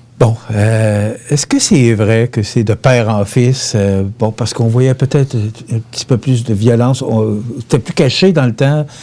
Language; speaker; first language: French; native; French